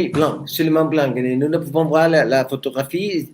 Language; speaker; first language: French; non-native, learner; Spanish